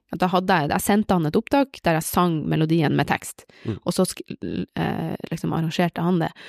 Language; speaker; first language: Norwegian; native; Norwegian